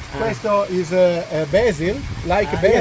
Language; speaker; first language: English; non-native, learner; Italian